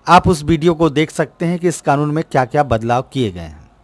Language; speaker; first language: Hindi; native; Hindi